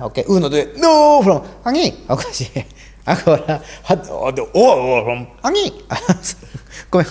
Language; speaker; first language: Italian; non-native, learner; Japanese